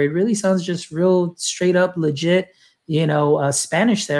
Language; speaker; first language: English; early bilingual, other home language; Spanish